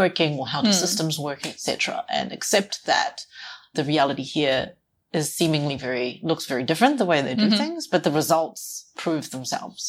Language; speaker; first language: English; native; English